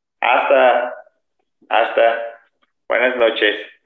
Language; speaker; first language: Spanish; non-native, fluent; Portuguese